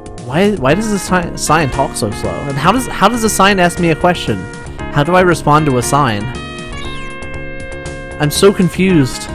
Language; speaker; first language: English; native; English